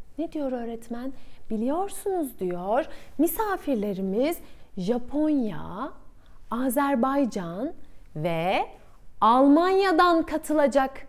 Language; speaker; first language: Turkish; native; Turkish